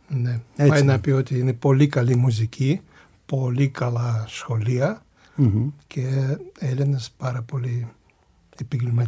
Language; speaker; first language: Greek; non-native, fluent; Russian